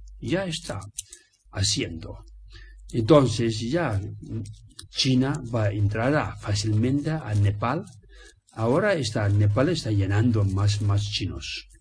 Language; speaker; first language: Spanish; non-native, learner; Tibetan